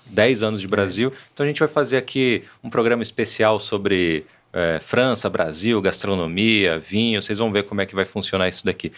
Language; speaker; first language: Portuguese; native; Portuguese